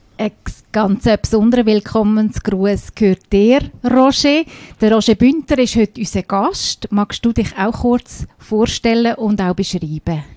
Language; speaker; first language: German; native; German